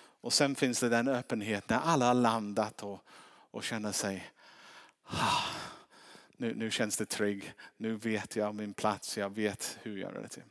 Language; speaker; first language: Swedish; non-native, fluent; English